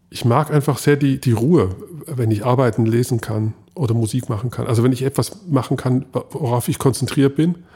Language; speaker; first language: German; native; German